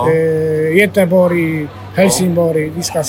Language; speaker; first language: Swedish; non-native, learner; Polish